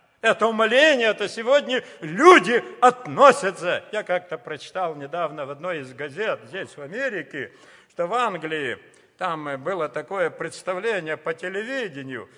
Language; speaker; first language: Russian; native; Russian